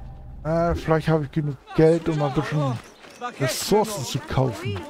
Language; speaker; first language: German; native; German